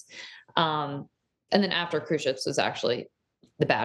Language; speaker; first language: English; native; English